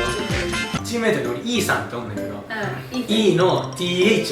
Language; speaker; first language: Japanese; native; Japanese